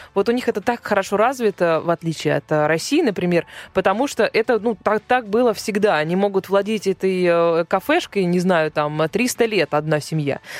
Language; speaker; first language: Russian; native; Russian